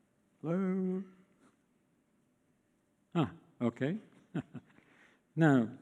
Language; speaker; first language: English; non-native, fluent; Arabic